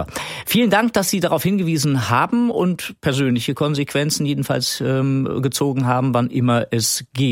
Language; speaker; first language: German; native; German